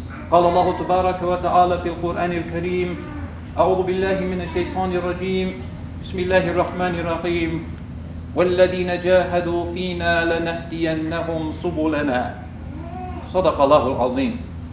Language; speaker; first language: Arabic; non-native, fluent; English